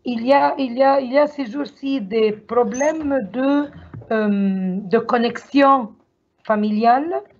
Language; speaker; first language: French; non-native, learner; Arabic